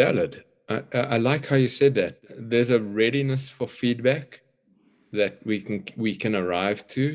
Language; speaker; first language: English; native; English